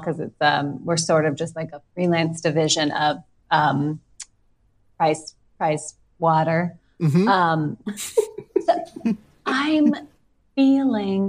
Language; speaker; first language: English; native; English